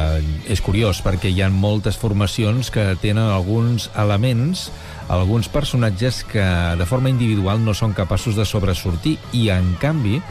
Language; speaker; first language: Catalan; native; Catalan